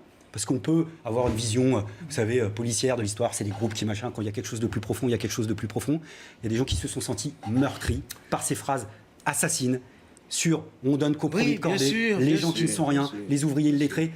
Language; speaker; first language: French; native; French